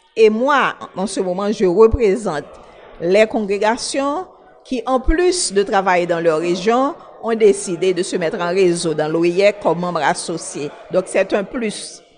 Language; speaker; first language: French; non-native, local second language; Haitian Creole